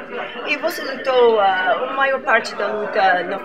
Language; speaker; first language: Portuguese; non-native, learner; English